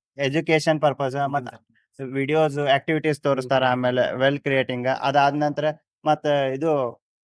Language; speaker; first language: Kannada; native; Kannada